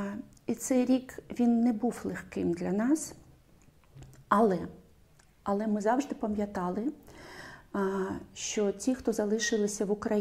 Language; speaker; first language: Ukrainian; non-native, local second language; Russian